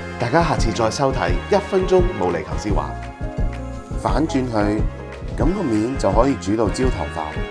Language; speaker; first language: Cantonese; early bilingual, heritage; Cantonese